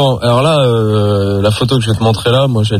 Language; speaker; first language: French; native; French